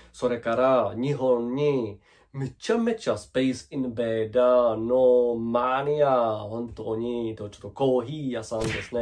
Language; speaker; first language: Japanese; non-native, learner; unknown